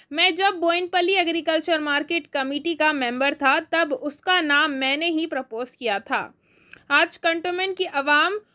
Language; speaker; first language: Hindi; non-native, local second language; Urdu